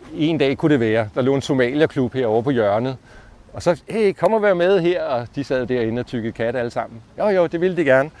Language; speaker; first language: Danish; native; Danish